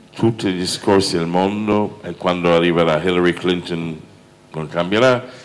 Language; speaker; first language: Italian; non-native, fluent; English